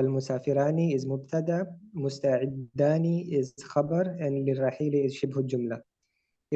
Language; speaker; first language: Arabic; non-native, learner; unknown